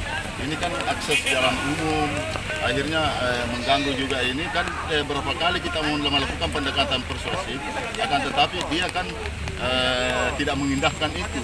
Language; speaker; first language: Malay; native; Malay